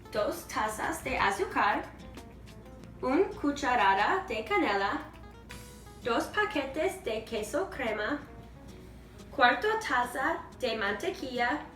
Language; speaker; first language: Spanish; non-native, learner; English